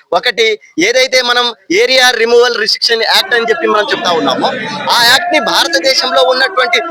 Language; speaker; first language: Telugu; non-native, local second language; Lambadi